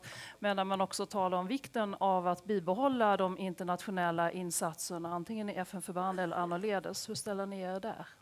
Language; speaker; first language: Swedish; native; Swedish